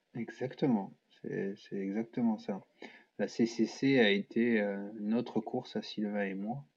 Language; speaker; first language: French; native; French